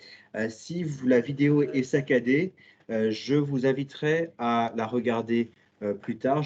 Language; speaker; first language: French; native; French